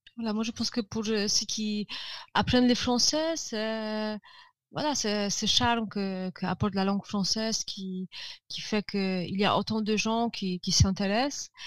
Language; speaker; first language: French; non-native, fluent; Polish